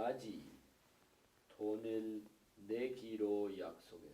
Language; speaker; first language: Korean; non-native, learner; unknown